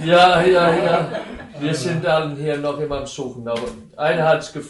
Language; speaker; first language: German; non-native, fluent; Dutch